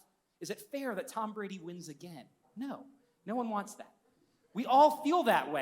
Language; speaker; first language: English; native; English